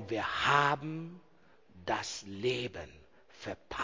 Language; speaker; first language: German; non-native, learner; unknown